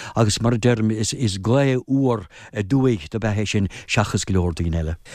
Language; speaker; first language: Irish; non-native, local second language; English